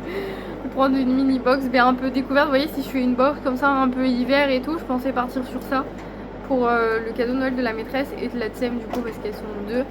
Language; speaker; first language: French; native; French